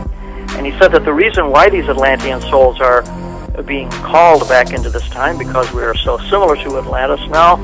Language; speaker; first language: English; native; English